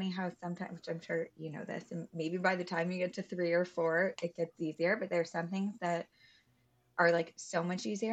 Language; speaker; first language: English; native; English